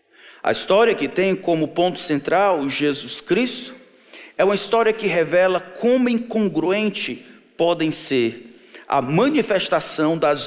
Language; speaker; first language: Portuguese; native; Portuguese